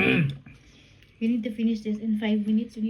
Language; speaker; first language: English; non-native, local second language; Filipino